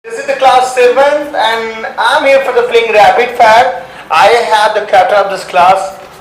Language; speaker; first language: English; non-native, local second language; Hindi